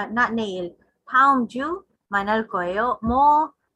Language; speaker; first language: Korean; non-native, learner; English